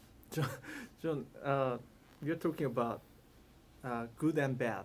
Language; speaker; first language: English; non-native, learner; Korean